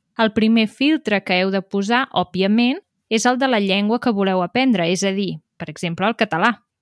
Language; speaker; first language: Catalan; native; Catalan